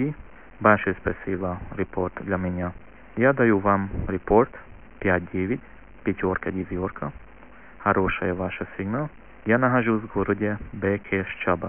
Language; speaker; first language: Russian; non-native, learner; Hungarian